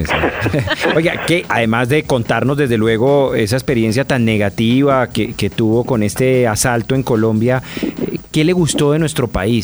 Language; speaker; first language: Spanish; native; Spanish